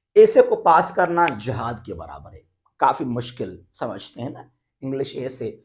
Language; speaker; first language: Urdu; non-native, local second language; Sindhi